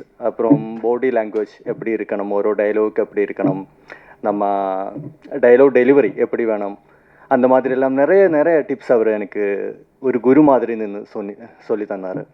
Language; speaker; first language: Tamil; non-native, fluent; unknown